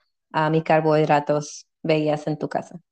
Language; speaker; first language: Spanish; early bilingual, heritage; Spanish